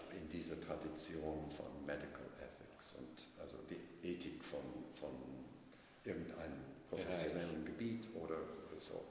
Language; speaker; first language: German; non-native, fluent; English